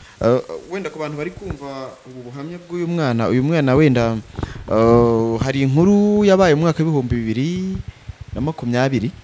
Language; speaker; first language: Kinyarwanda; native; Kinyarwanda